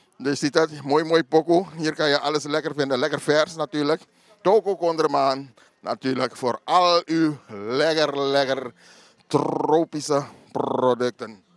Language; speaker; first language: Dutch; native; Dutch